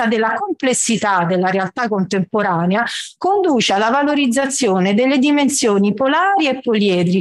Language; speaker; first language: Italian; native; Italian